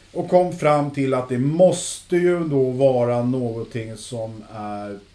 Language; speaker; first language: Swedish; native; Swedish